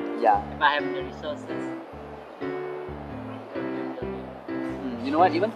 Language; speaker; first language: English; non-native, local second language; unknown